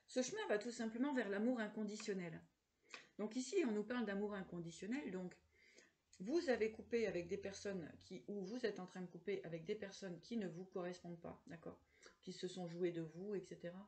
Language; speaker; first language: French; native; French